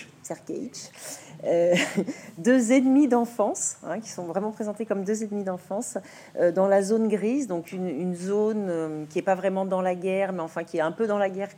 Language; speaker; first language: French; native; French